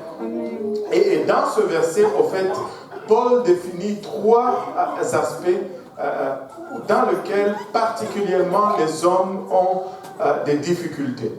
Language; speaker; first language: French; non-native, local second language; Swahili